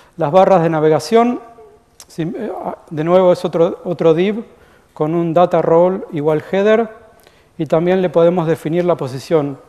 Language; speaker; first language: Spanish; native; Spanish